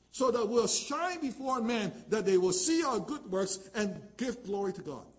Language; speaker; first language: English; non-native, local second language; Chinese